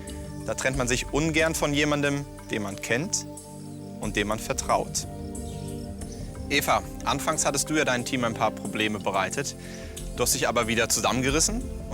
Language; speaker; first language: German; native; German